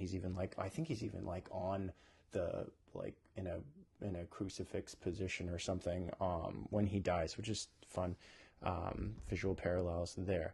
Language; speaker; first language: English; native; English